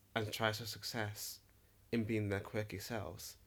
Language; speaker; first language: English; native; English